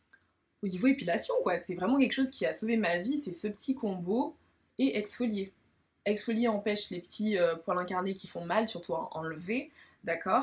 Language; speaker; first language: French; native; French